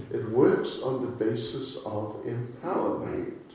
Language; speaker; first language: English; native; English